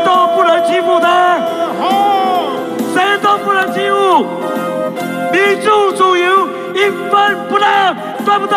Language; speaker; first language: Chinese; native; Chinese